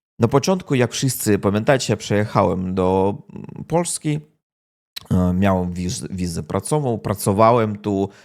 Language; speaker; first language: Polish; non-native, learner; Russian